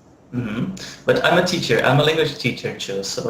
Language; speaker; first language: English; non-native, fluent; Portuguese